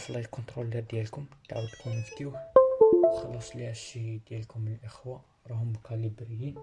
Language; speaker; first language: Arabic; native; Arabic